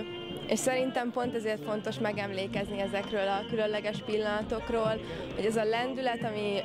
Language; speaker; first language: Hungarian; native; Hungarian